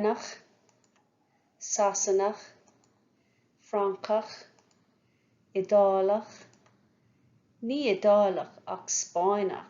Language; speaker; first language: Irish; non-native, fluent; English